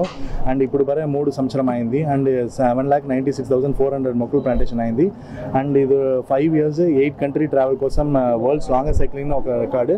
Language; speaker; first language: Telugu; non-native, learner; Tamil